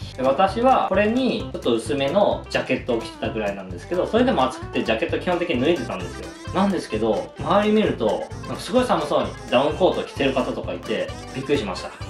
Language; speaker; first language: Japanese; native; Japanese